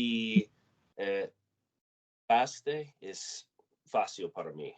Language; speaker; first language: Spanish; non-native, learner; English